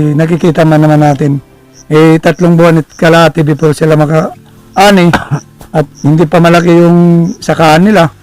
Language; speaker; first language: Filipino; non-native, local second language; Waray